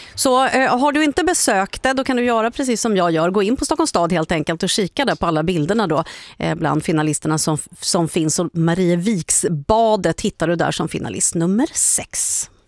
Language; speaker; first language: Swedish; native; Swedish